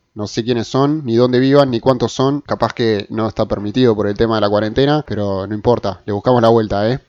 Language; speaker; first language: Spanish; native; Spanish